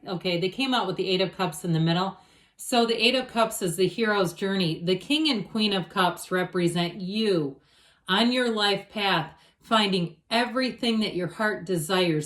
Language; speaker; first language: English; native; English